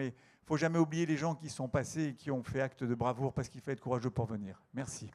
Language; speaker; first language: French; native; French